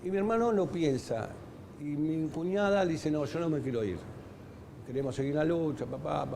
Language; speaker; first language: Spanish; native; Spanish